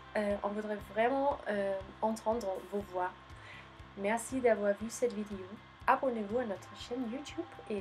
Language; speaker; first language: French; non-native, fluent; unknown